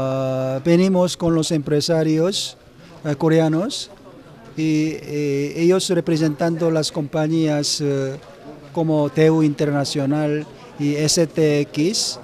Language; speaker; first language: Spanish; non-native, learner; Korean